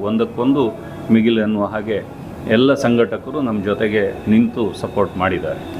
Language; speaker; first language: Kannada; native; Kannada